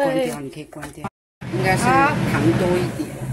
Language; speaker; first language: Chinese; native; Chinese